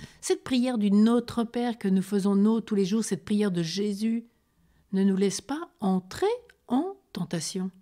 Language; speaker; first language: French; native; French